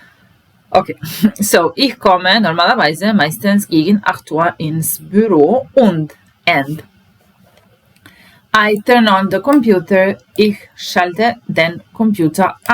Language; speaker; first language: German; non-native, fluent; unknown